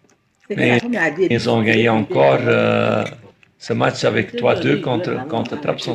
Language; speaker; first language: French; non-native, fluent; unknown